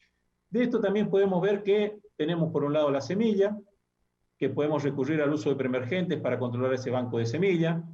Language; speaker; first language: Spanish; native; Spanish